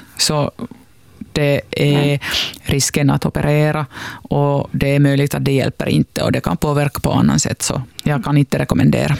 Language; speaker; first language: Swedish; non-native, local second language; Finnish